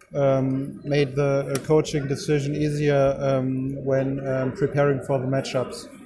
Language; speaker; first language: English; non-native, fluent; German